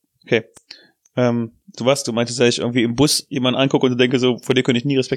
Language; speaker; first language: German; native; German